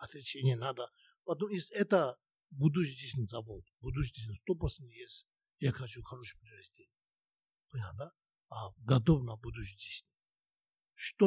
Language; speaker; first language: Russian; non-native, learner; Tibetan